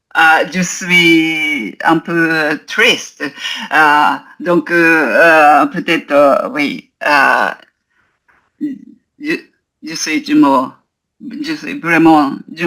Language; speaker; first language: French; non-native, learner; Japanese